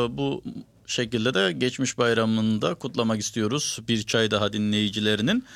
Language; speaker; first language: Turkish; early bilingual, heritage; Turkish